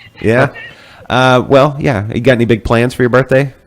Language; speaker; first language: English; native; English